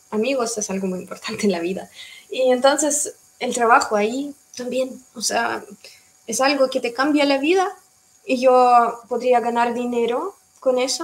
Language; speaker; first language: Spanish; non-native, fluent; Russian